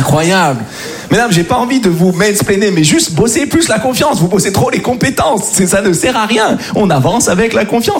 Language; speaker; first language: French; native; French